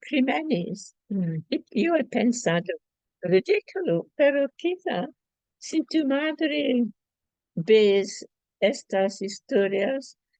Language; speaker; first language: Spanish; non-native, fluent; English